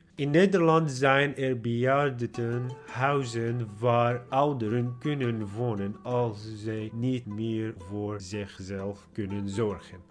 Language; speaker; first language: Dutch; non-native, learner; Arabic